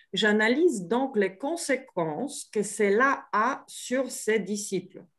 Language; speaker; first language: French; non-native, fluent; Polish